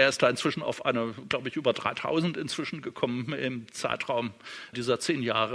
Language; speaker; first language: German; native; German